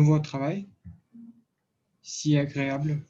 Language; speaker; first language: French; non-native, learner; Russian